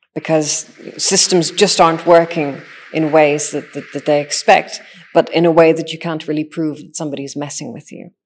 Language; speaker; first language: English; native; English